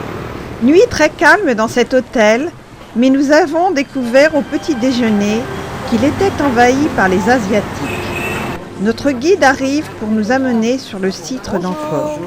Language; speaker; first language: French; native; French